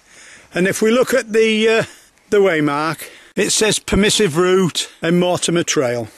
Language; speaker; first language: English; native; English